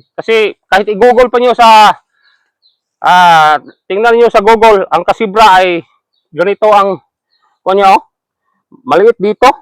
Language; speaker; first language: Filipino; non-native, local second language; Cebuano